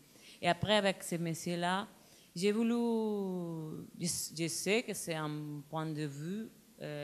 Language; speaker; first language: French; non-native, learner; Spanish